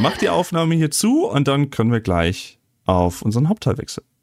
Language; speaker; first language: German; native; German